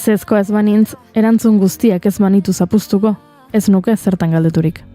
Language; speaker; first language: Basque; native; Basque